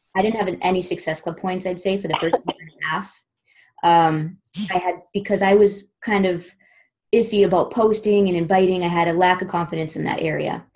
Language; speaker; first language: English; native; English